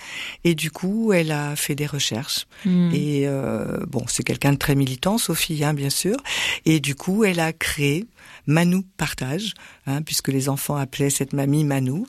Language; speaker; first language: French; native; French